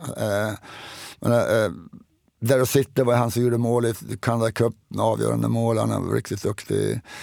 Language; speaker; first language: Swedish; native; Swedish